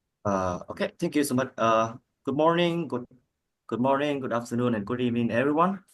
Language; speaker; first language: English; non-native, learner; Vietnamese